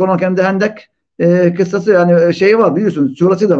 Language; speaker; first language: Turkish; non-native, fluent; Arabic